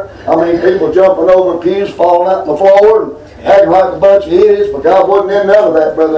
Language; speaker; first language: English; native; English